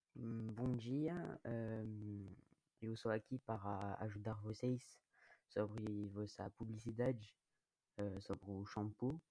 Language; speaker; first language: Portuguese; non-native, learner; French